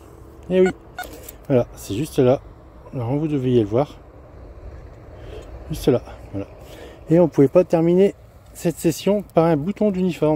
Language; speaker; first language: French; native; French